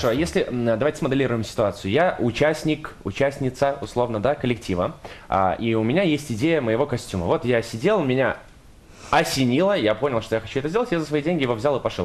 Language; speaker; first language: Russian; native; Russian